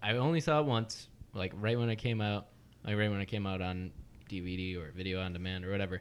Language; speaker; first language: English; native; English